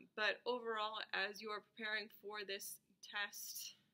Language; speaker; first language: English; native; English